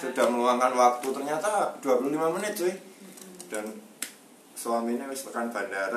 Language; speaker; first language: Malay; non-native, local second language; Javanese